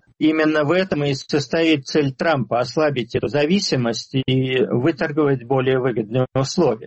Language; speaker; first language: Russian; native; Russian